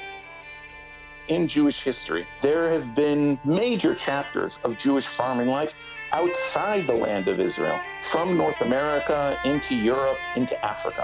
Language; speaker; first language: English; native; English